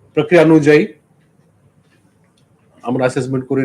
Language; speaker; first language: Hindi; non-native, local second language; Bangla